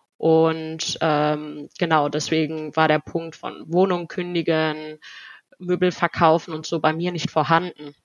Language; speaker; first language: German; native; German